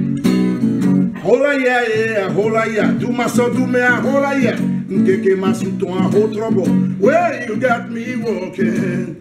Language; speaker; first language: French; non-native, local second language; Ewe